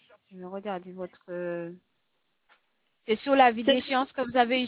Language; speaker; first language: French; native; French